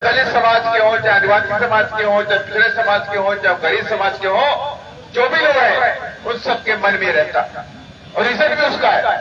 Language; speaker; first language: Hindi; native; Hindi